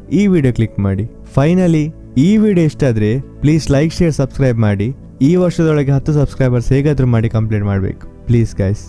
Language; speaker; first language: Kannada; native; Kannada